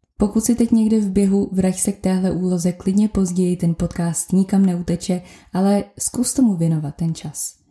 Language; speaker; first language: Czech; native; Czech